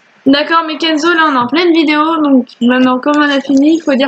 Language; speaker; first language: French; native; French